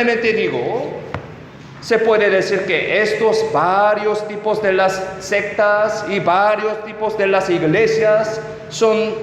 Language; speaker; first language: Spanish; non-native, fluent; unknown